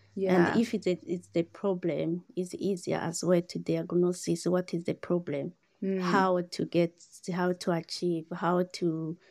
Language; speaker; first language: English; non-native, learner; Rundi